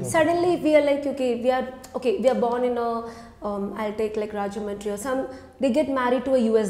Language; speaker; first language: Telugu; non-native, learner; Malayalam